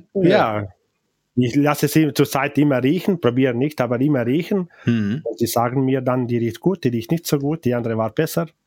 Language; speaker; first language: German; non-native, local second language; Ladin